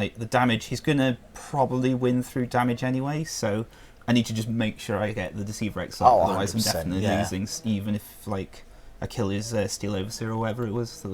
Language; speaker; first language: English; native; English